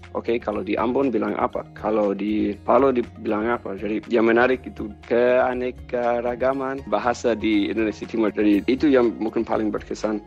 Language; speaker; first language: Indonesian; non-native, fluent; English